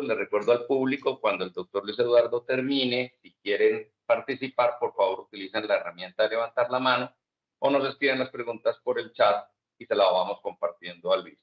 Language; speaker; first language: Spanish; native; Spanish